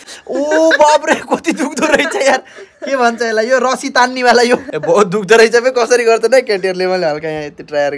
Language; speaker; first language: Nepali; native; Nepali